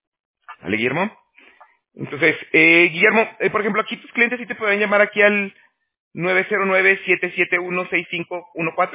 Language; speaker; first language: Spanish; native; Spanish